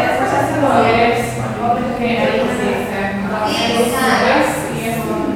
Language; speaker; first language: Spanish; non-native, learner; English